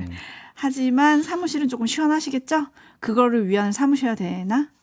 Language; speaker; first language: Korean; native; Korean